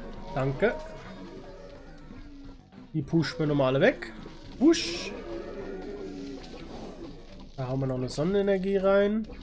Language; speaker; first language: German; native; German